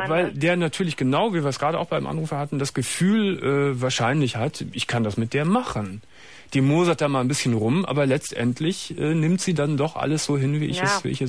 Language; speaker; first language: German; native; German